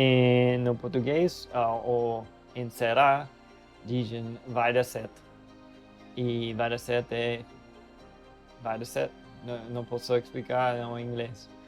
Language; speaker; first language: Portuguese; non-native, learner; English